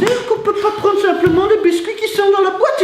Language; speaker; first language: French; native; French